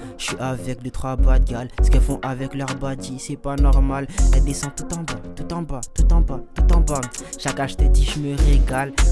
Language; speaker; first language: French; native; French